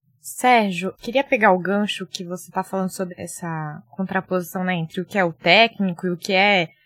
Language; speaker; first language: Portuguese; native; Portuguese